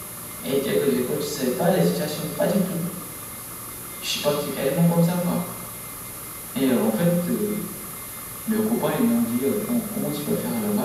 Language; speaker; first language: French; non-native, fluent; Korean